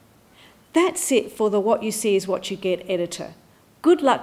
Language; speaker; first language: English; native; English